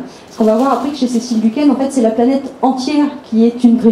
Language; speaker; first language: French; native; French